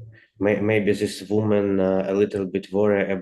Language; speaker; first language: English; non-native, learner; Ukrainian